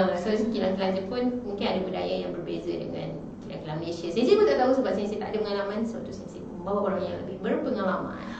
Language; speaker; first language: Malay; native; Malay